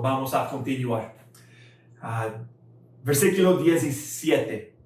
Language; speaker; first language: Spanish; non-native, fluent; English